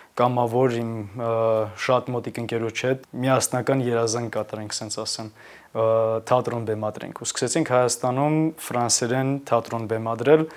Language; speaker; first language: Armenian; native; Armenian